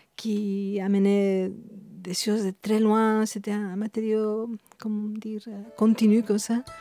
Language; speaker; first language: French; non-native, fluent; Spanish